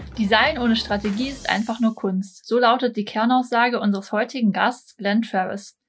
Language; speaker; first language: German; native; German